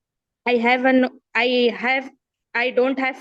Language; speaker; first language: English; non-native, learner; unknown